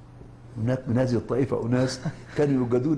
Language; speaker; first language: Arabic; native; Arabic